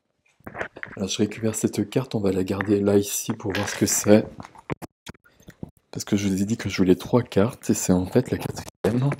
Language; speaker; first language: French; native; French